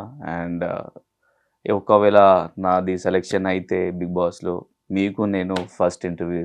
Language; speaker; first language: Telugu; non-native, learner; Hindi